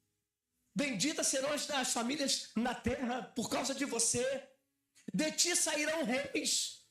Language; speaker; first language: Portuguese; native; Portuguese